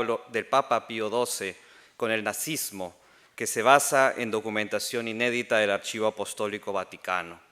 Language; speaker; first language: Spanish; native; Spanish